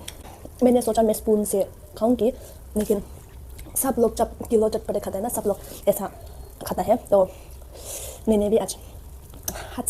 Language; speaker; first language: Hindi; non-native, local second language; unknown